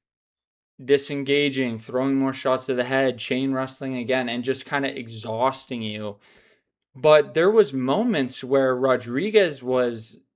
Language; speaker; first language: English; native; English